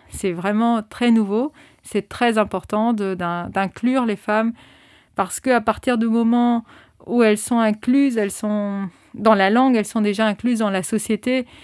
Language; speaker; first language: French; non-native, fluent; Spanish